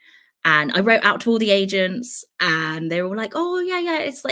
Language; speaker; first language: English; native; English